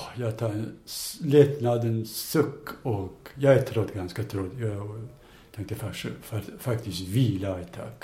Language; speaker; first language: Swedish; non-native, fluent; Kurdish